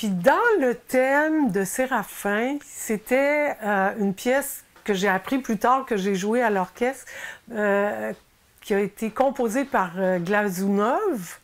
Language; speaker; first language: French; native; French